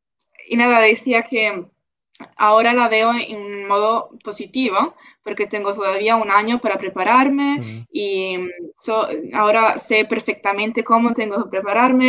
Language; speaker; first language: Spanish; non-native, local second language; Italian